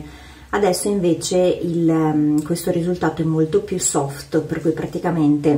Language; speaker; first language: Italian; native; Italian